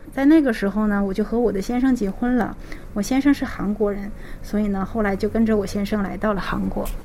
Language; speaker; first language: Chinese; native; Chinese